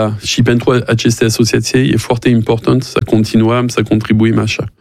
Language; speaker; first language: Romanian; non-native, learner; French